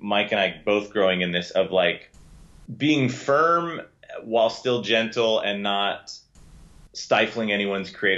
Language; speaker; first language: English; native; English